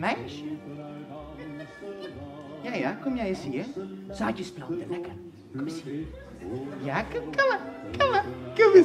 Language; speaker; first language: Dutch; native; Dutch